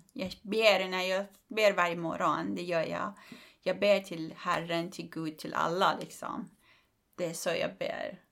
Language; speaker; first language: Swedish; non-native, fluent; Persian